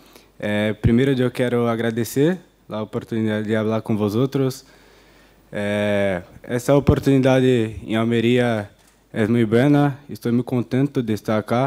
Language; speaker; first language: Spanish; non-native, fluent; Portuguese